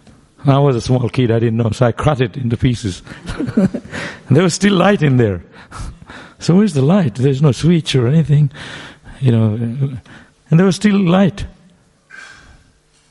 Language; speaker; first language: English; non-native, local second language; Bangla